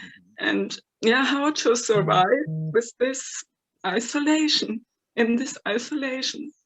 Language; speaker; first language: English; non-native, fluent; German